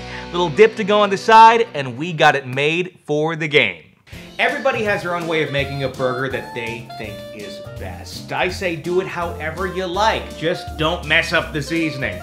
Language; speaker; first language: English; native; English